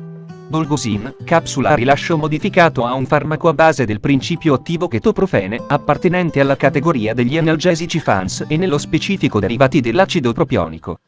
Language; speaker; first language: Italian; native; Italian